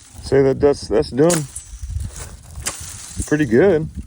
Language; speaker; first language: English; native; English